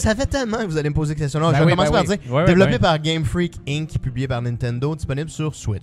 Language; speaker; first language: French; native; French